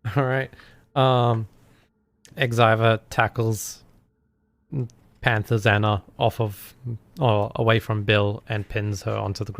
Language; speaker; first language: English; native; English